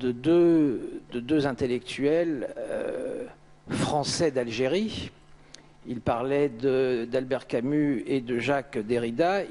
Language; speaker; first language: French; native; French